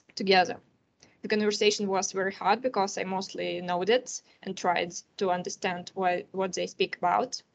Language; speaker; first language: English; non-native, learner; Russian